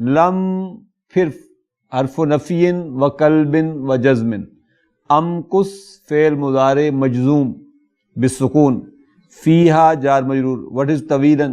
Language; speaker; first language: Urdu; native; Urdu